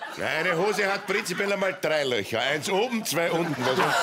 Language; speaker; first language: German; native; German